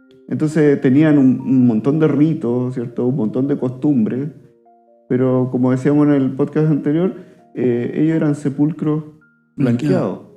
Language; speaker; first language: Spanish; native; Spanish